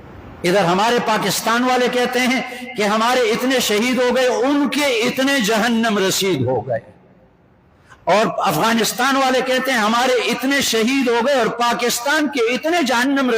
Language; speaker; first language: Urdu; non-native, local second language; Northern Hindko